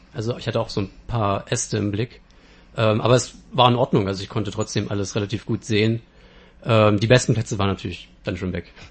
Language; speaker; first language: German; native; German